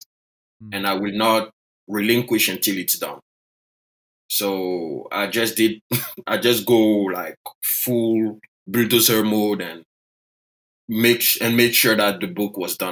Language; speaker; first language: English; non-native, fluent; French